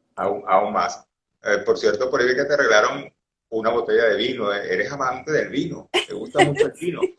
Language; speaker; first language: Spanish; native; Spanish